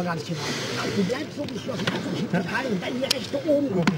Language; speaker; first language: German; native; German